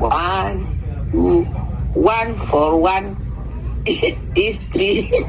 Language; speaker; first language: English; non-native, learner; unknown